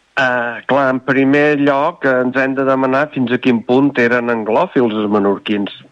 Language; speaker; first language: Catalan; native; Catalan